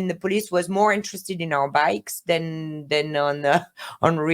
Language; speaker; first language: English; non-native, fluent; French